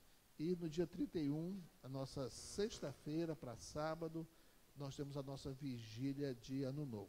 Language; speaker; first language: Portuguese; native; Portuguese